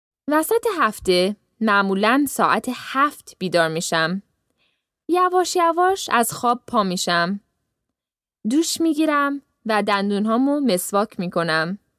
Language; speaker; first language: Persian; native; Persian